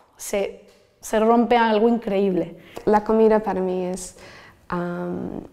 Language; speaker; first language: Spanish; non-native, learner; English